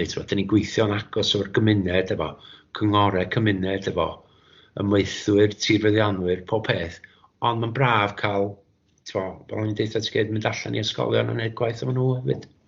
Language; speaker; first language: Welsh; native; Welsh